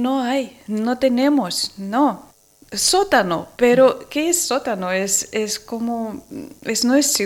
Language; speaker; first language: Spanish; non-native, learner; Ukrainian